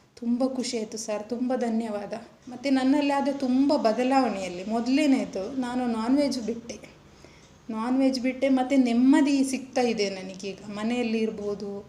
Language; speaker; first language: Kannada; native; Kannada